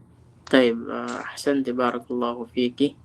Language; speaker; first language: Arabic; non-native, fluent; Filipino